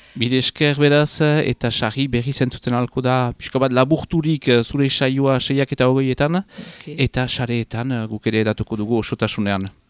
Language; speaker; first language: Basque; native; Basque